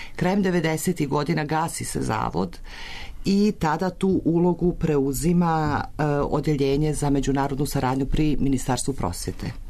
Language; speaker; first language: Serbian; native; Serbian